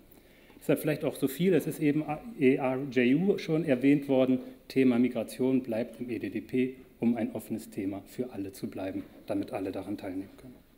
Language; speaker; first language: German; native; German